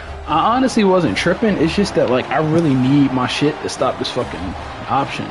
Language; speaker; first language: English; native; English